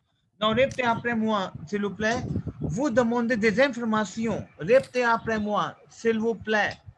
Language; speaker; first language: French; non-native, fluent; Hindi